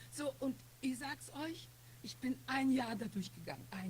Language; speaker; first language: German; non-native, fluent; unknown